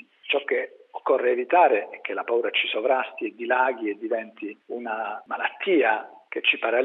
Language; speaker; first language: Italian; native; Italian